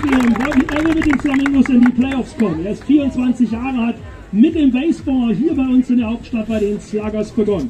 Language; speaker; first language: German; native; German